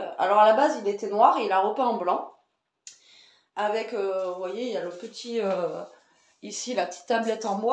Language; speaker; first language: French; native; French